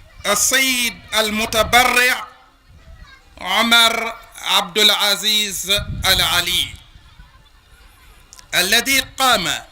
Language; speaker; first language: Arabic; non-native, fluent; Wolof